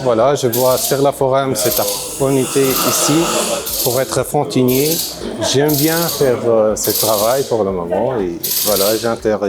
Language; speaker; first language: French; non-native, local second language; Arabic